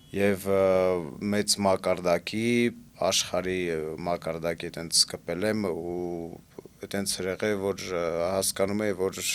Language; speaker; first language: Armenian; early bilingual, heritage; Armenian